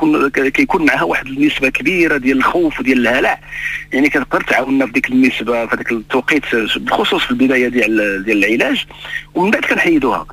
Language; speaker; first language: Arabic; native; Arabic